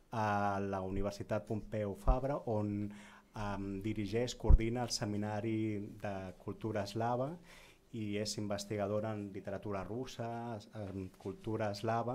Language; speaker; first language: Catalan; native; Catalan